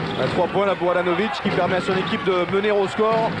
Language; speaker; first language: French; native; French